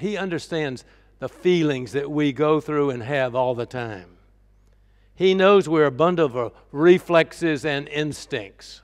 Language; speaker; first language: English; native; English